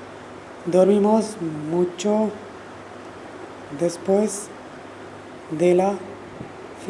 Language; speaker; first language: Spanish; non-native, learner; Urdu